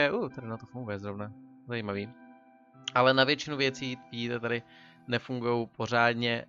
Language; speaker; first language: Czech; native; Czech